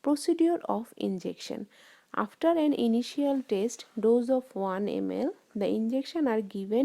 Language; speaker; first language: English; non-native, local second language; Bangla